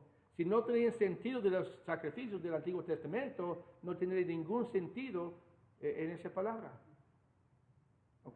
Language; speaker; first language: Spanish; non-native, fluent; English